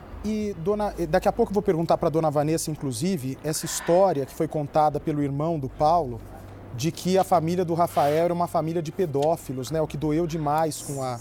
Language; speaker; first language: Portuguese; native; Portuguese